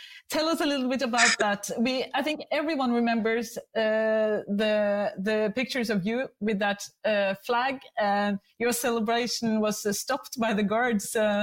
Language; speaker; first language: English; non-native, fluent; Norwegian